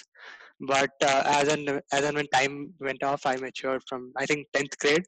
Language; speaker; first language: English; non-native, local second language; Gujarati